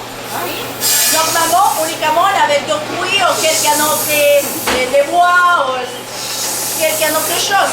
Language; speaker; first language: French; non-native, learner; Spanish